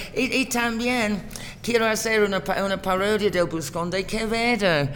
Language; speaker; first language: Spanish; non-native, fluent; English